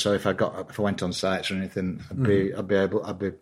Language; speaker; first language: English; native; English